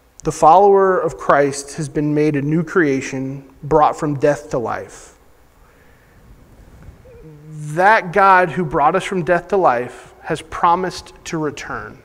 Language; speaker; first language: English; native; English